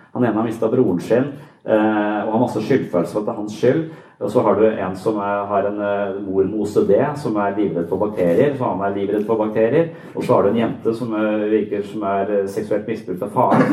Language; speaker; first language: Norwegian; native; Norwegian